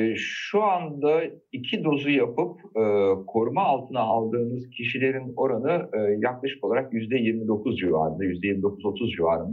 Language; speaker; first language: Turkish; native; Turkish